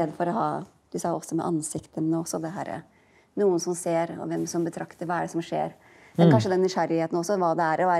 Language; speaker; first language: Norwegian; native; Norwegian